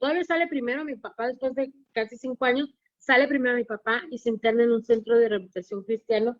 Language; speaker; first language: Spanish; native; Spanish